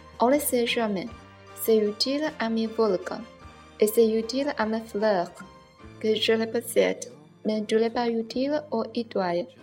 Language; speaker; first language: French; non-native, learner; Chinese